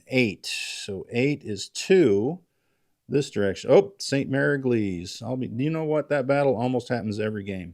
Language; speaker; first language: English; native; English